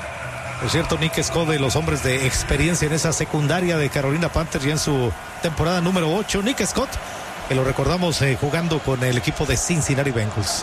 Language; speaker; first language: Spanish; native; Spanish